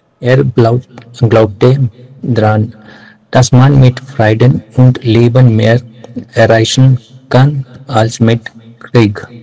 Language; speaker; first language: German; non-native, learner; Marathi